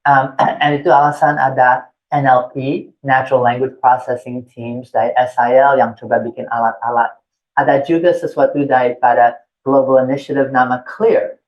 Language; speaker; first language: Indonesian; non-native, fluent; English